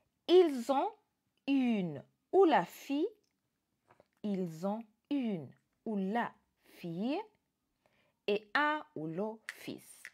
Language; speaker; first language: French; non-native, fluent; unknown